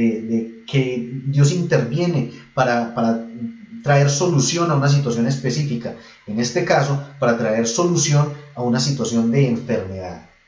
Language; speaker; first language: Spanish; native; Spanish